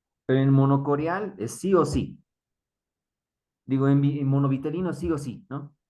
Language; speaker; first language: Spanish; native; Spanish